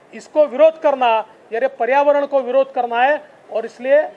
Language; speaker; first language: Hindi; non-native, local second language; Marathi